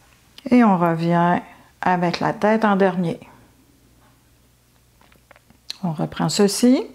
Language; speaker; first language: French; native; French